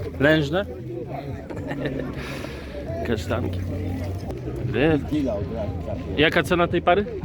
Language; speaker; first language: Polish; native; Polish